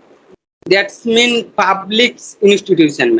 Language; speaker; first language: English; non-native, learner; Bangla